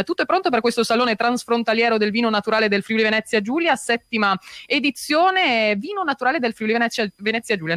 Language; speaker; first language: Italian; native; Italian